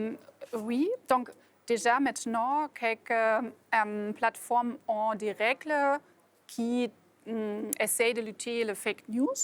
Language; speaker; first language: French; non-native, fluent; German